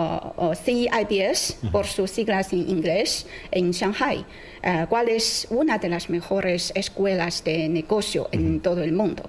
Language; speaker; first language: Spanish; non-native, fluent; Chinese